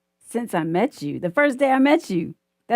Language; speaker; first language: English; native; English